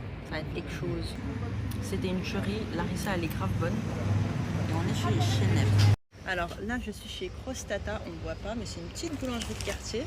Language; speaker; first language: French; native; French